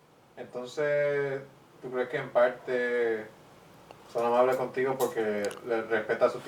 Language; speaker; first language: Spanish; early bilingual, heritage; English